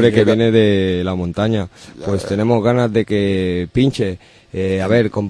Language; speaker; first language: Spanish; non-native, learner; English